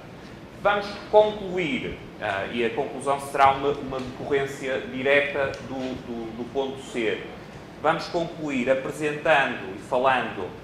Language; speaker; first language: Portuguese; native; Portuguese